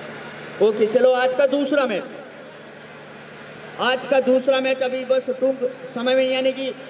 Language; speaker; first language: Hindi; non-native, local second language; Gujarati